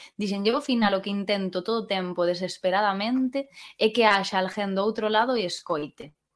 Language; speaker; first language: Galician; non-native, local second language; Spanish